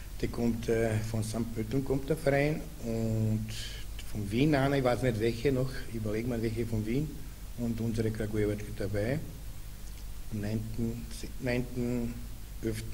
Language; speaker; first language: German; non-native, learner; Serbian